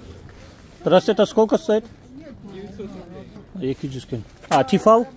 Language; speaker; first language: Russian; non-native, learner; Kyrgyz